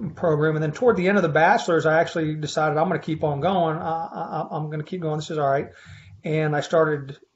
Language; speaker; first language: English; native; English